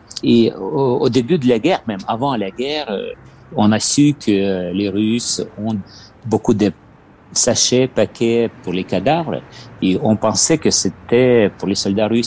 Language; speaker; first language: French; non-native, fluent; Ukrainian